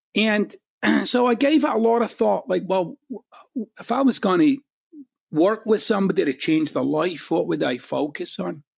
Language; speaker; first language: English; native; English